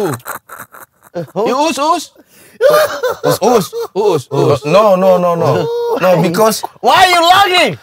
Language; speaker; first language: English; non-native, learner; Indonesian